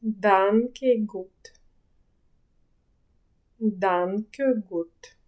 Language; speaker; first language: German; non-native, fluent; Ukrainian